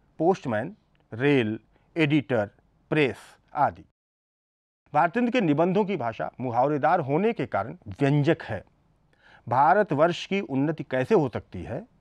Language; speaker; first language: Hindi; native; Hindi